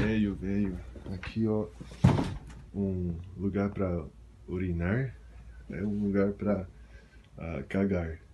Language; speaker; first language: Portuguese; non-native, fluent; English